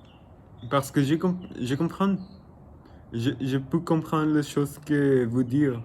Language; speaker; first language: French; non-native, learner; Spanish